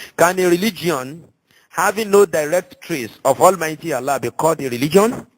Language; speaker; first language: English; non-native, local second language; Yoruba